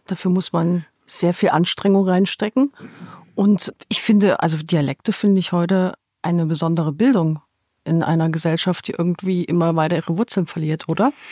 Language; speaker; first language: German; native; German